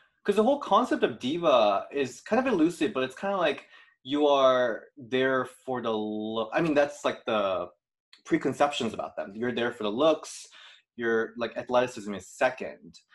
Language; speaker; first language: English; non-native, fluent; Korean